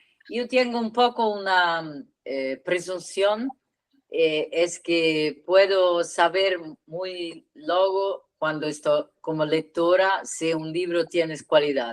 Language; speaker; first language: Spanish; non-native, learner; Italian